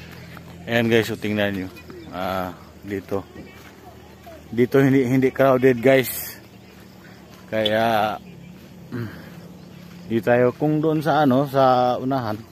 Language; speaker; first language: Filipino; early bilingual, heritage; Filipino